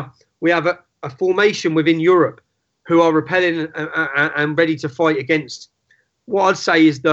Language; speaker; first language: English; native; English